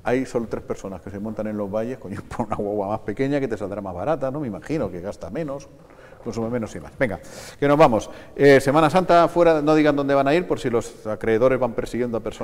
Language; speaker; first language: Spanish; native; Spanish